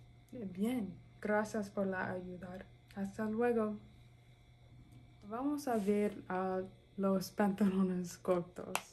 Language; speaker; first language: Spanish; non-native, learner; English